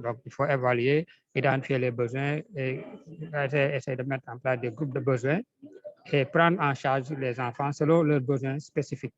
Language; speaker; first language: French; non-native, local second language; Wolof